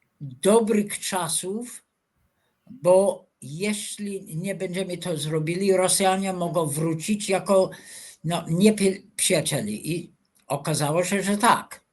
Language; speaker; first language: Polish; non-native, fluent; English